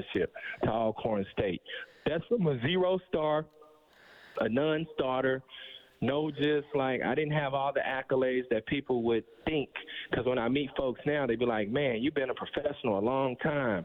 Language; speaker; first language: English; native; English